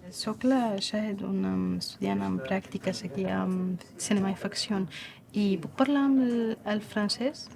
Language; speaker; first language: Catalan; non-native, fluent; Arabic